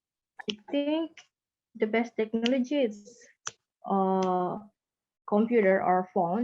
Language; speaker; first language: English; non-native, learner; Indonesian